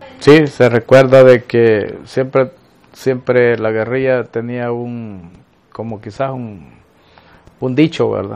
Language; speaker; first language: Spanish; native; Spanish